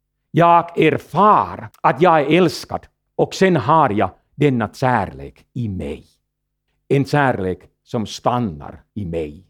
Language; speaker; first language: Swedish; non-native, fluent; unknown